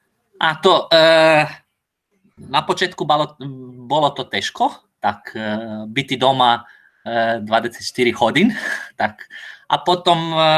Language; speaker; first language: Slovak; non-native, learner; Croatian